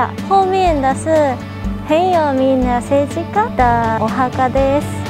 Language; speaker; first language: Chinese; non-native, fluent; Japanese